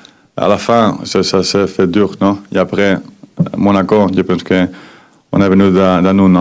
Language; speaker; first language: French; non-native, fluent; Spanish